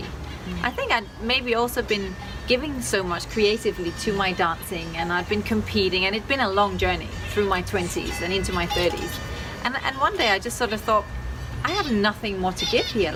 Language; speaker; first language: English; non-native, fluent; Danish